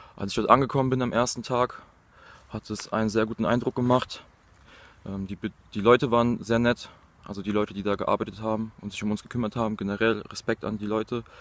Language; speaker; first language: German; native; German